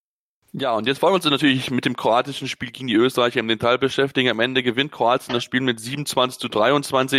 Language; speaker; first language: German; native; German